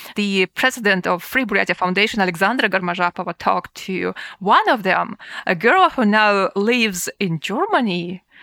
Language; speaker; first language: English; non-native, fluent; Russian